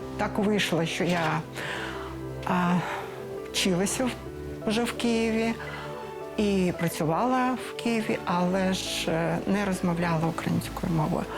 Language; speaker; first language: Ukrainian; non-native, local second language; Russian